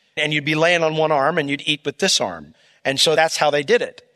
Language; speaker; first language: English; native; English